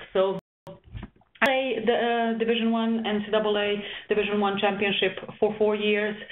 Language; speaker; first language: English; non-native, fluent; Serbian